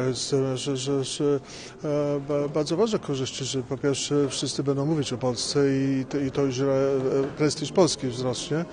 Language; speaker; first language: Polish; early bilingual, heritage; English